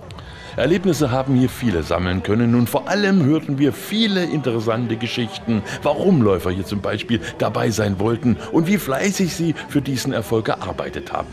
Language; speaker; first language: German; native; German